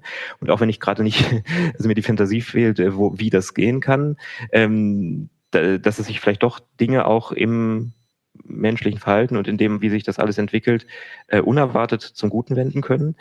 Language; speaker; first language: German; native; German